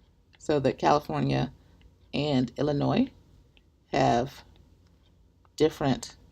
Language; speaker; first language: English; native; English